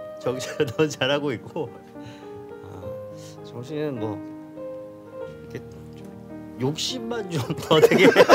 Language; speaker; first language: Korean; early bilingual, heritage; Korean